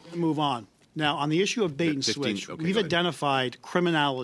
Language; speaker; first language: English; native; English